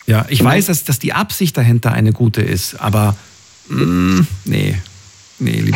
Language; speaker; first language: German; native; German